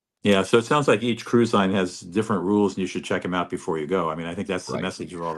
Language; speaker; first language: English; native; English